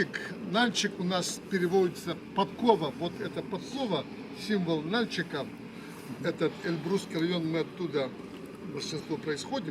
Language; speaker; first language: Russian; non-native, local second language; Karachay-Balkar